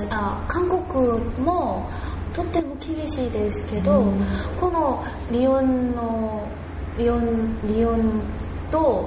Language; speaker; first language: Japanese; non-native, learner; Korean